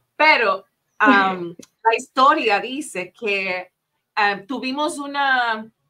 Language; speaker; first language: Spanish; native; Spanish